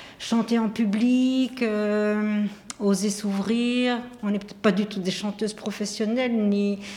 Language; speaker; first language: French; native; French